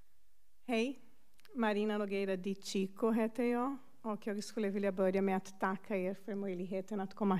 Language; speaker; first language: Swedish; non-native, fluent; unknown